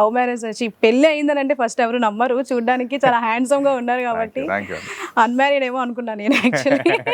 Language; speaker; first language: Telugu; native; Telugu